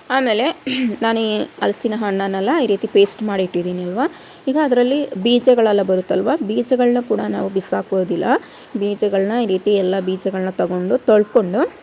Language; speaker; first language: Kannada; non-native, local second language; Kodava